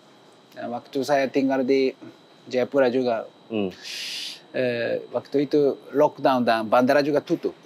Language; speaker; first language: Indonesian; non-native, learner; Japanese